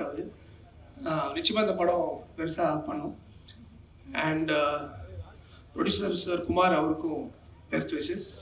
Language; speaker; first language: Tamil; non-native, learner; Malayalam